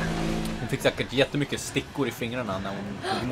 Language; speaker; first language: Swedish; native; Swedish